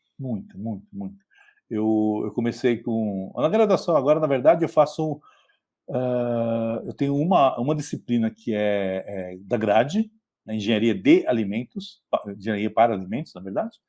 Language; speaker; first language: Portuguese; native; Portuguese